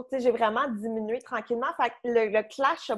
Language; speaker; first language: French; native; French